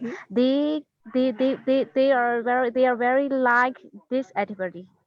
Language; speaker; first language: English; non-native, learner; Burmese